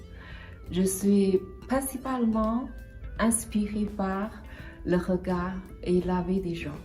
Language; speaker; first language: French; non-native, fluent; Chinese